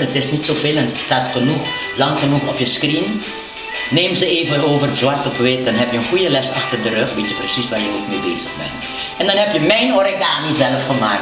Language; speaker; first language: Dutch; non-native, local second language; Papiamento